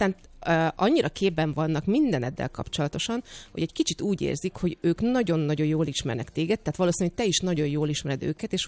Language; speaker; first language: Hungarian; native; Hungarian